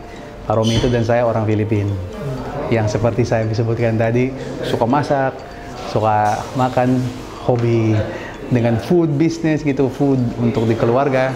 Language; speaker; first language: Indonesian; non-native, fluent; Filipino